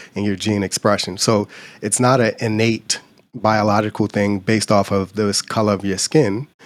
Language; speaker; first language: English; native; English